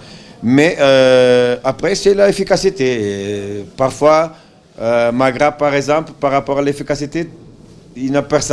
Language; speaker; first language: French; non-native, fluent; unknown